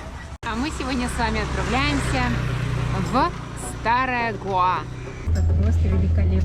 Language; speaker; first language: Russian; native; Russian